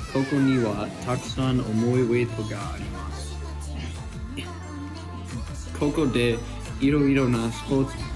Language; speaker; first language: Japanese; non-native, learner; English